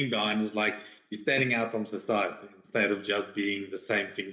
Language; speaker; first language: English; non-native, local second language; Afrikaans